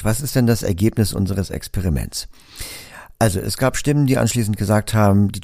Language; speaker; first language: German; native; German